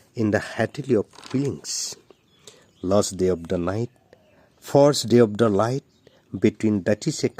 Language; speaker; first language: English; non-native, local second language; Assamese